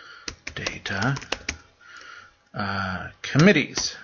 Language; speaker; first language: English; native; English